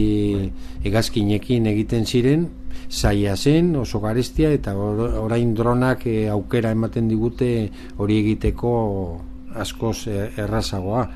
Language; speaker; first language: Basque; non-native, local second language; Spanish